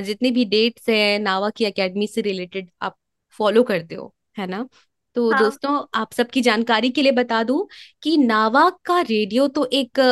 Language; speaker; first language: Hindi; non-native, local second language; Marathi